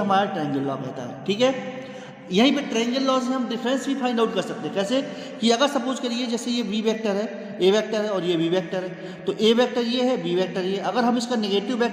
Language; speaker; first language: Hindi; native; Hindi